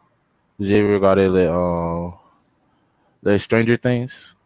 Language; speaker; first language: French; non-native, learner; English